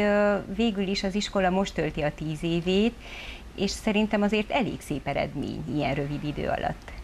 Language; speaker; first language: Hungarian; native; Hungarian